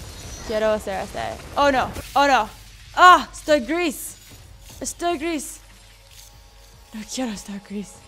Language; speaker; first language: Spanish; non-native, learner; English